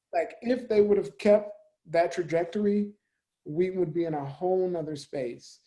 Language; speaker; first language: English; native; English